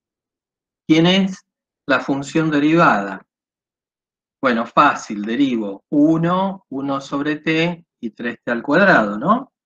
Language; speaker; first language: Spanish; native; Spanish